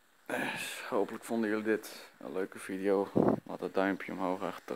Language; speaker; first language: Dutch; native; Dutch